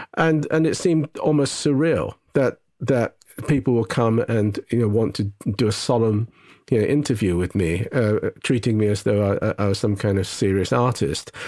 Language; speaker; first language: English; non-native, local second language; Japanese